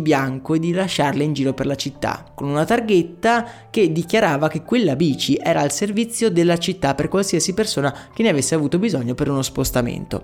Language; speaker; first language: Italian; native; Italian